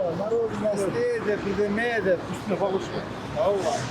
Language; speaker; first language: Russian; non-native, local second language; Kyrgyz